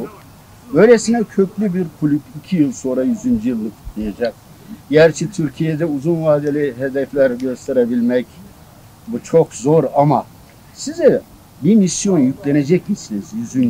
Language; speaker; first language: Turkish; native; Turkish